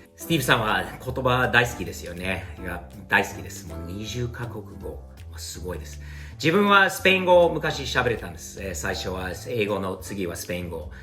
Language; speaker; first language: Japanese; non-native, fluent; English